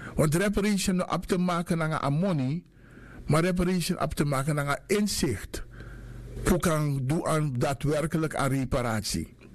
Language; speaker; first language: Dutch; native; Dutch